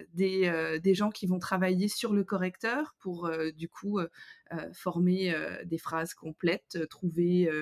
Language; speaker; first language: French; native; French